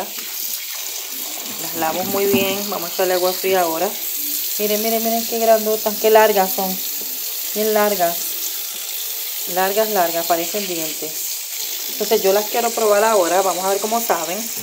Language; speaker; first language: Spanish; native; Spanish